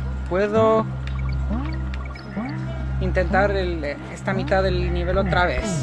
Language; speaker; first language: Spanish; non-native, fluent; English